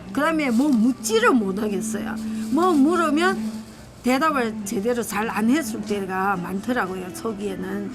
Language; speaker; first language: Korean; non-native, fluent; Chinese